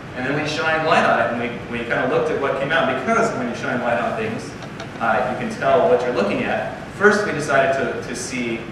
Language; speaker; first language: English; native; English